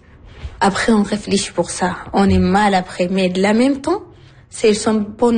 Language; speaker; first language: French; non-native, learner; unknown